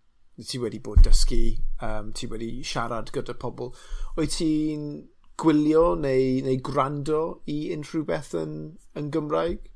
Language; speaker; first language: Welsh; non-native, local second language; English